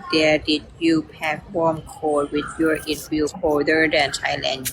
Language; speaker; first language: English; non-native, learner; Thai